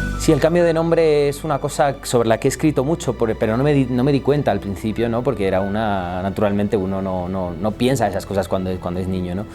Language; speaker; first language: Spanish; early bilingual, other home language; Romanian